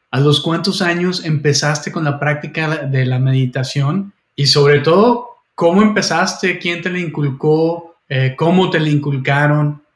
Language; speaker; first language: Spanish; native; Spanish